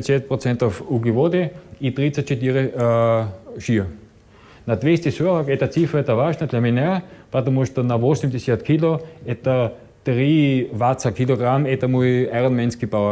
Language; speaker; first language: Russian; non-native, learner; German